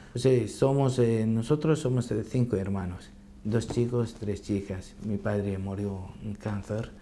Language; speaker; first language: Spanish; non-native, learner; Arabic